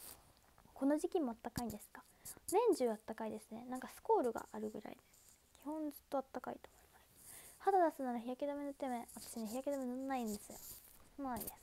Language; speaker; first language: Japanese; native; Japanese